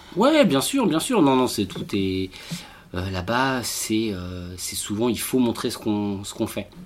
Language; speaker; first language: French; native; French